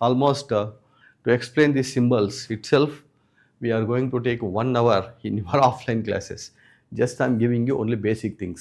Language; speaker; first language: English; non-native, local second language; Telugu